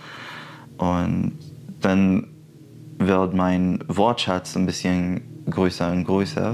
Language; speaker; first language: German; non-native, fluent; Arabic